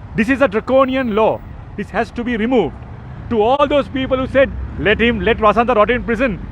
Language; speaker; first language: English; non-native, local second language; Sinhala